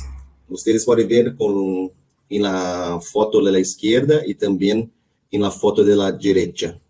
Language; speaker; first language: Spanish; non-native, learner; Portuguese